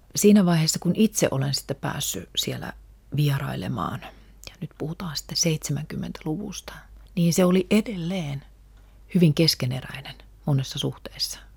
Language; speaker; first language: Finnish; non-native, local second language; Russian